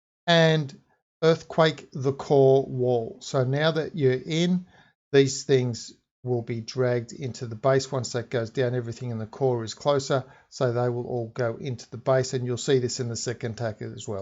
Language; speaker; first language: English; native; English